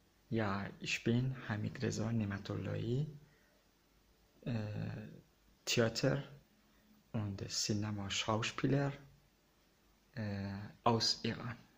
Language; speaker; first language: German; non-native, learner; Persian